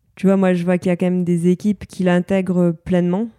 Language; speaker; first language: French; native; French